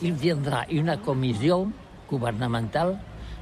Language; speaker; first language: French; non-native, learner; Catalan